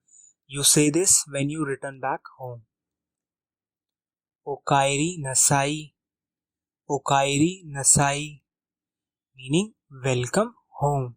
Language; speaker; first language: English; non-native, local second language; Hindi